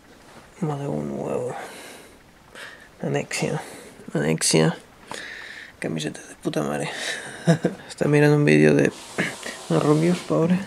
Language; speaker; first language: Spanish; non-native, local second language; Catalan